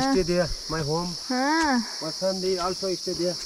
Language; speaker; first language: English; non-native, learner; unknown